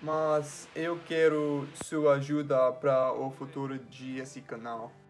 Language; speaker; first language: Portuguese; non-native, fluent; English